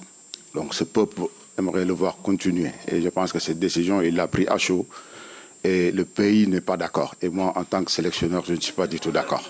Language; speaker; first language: French; non-native, local second language; Wolof